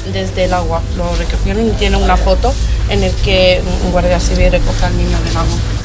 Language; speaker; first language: Spanish; non-native, fluent; Italian